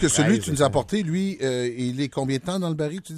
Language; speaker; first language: French; native; French